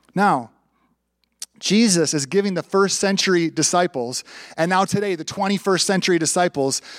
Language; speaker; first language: English; native; English